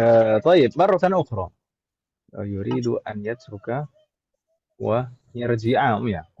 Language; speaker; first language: Arabic; non-native, fluent; Indonesian